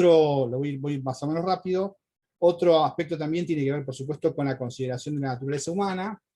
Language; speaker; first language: Spanish; native; Spanish